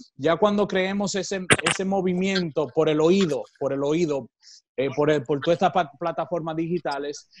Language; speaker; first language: Spanish; native; Spanish